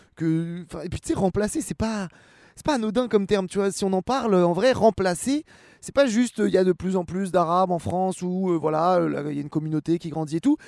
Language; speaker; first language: French; native; French